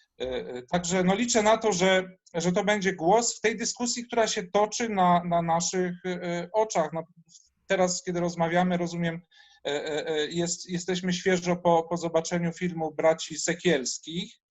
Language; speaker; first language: Polish; native; Polish